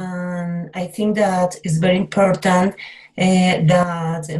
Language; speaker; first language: English; non-native, learner; Spanish